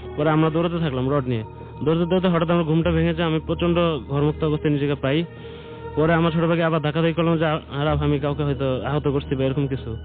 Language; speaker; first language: Bangla; native; Bangla